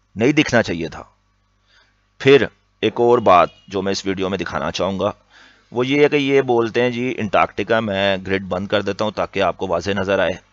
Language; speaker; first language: Urdu; native; Urdu